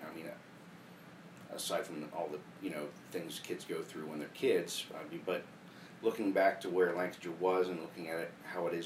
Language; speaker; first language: English; native; English